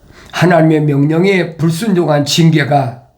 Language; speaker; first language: Korean; native; Korean